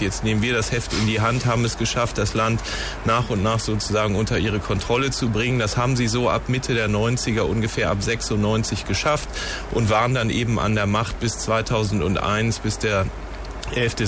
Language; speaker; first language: German; native; German